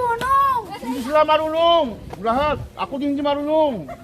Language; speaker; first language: Filipino; non-native, learner; Korean